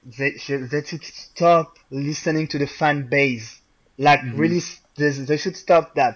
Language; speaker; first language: English; non-native, fluent; French